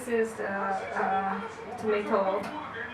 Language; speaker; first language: English; non-native, learner; Chinese